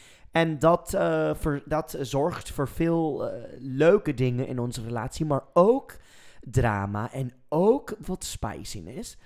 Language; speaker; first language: Dutch; non-native, fluent; English